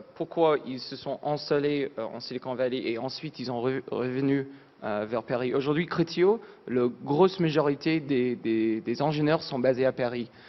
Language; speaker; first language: French; non-native, fluent; English